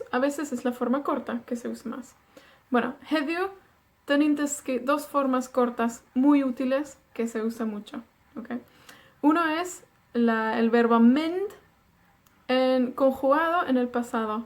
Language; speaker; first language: Spanish; non-native, fluent; Welsh